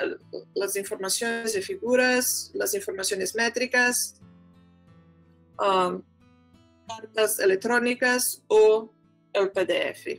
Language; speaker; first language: Spanish; non-native, fluent; Portuguese